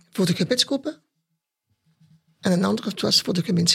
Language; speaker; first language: Dutch; non-native, local second language; French